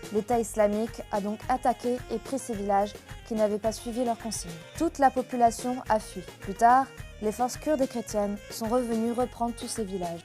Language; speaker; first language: French; native; French